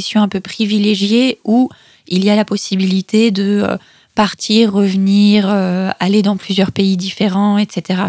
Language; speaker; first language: French; native; French